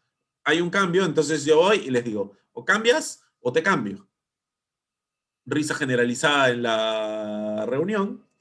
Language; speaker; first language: Spanish; native; Spanish